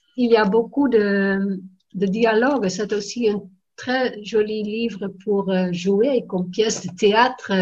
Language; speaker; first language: French; non-native, fluent; Dutch